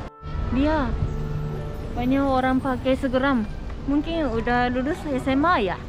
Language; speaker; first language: Indonesian; non-native, fluent; Japanese